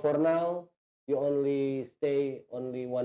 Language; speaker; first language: English; non-native, learner; Indonesian